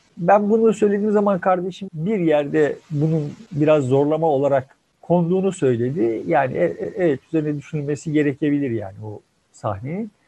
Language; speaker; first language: Turkish; native; Turkish